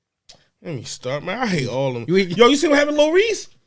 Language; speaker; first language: English; native; English